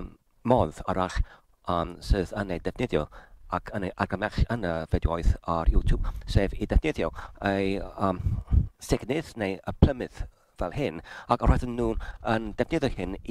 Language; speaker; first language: Welsh; non-native, learner; English